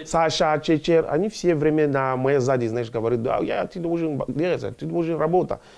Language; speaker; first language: Russian; non-native, learner; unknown